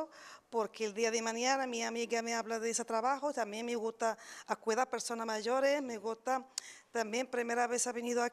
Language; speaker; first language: Spanish; non-native, learner; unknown